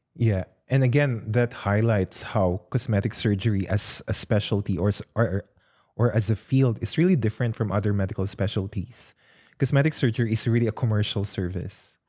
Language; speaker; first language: English; non-native, local second language; Filipino